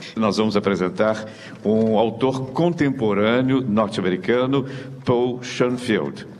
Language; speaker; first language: Portuguese; native; Portuguese